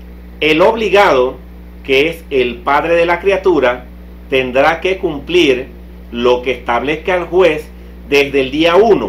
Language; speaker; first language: Spanish; native; Spanish